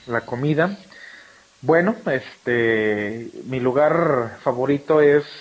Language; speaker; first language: Spanish; native; Spanish